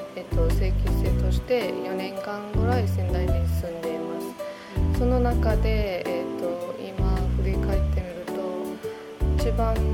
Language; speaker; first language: Japanese; non-native, fluent; Mongolian